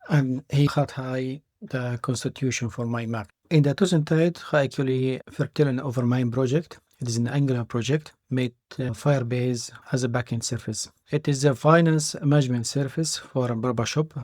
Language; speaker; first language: Dutch; non-native, fluent; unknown